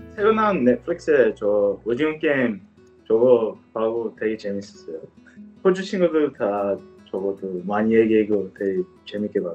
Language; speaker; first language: Korean; early bilingual, heritage; English